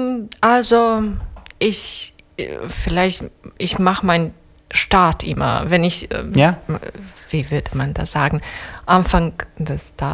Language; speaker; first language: German; non-native, fluent; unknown